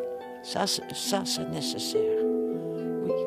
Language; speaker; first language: French; non-native, learner; Dutch